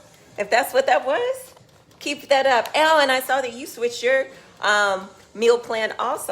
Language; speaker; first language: English; native; English